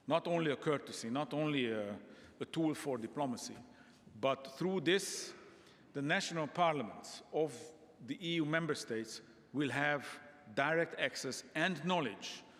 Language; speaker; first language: English; non-native, fluent; Hungarian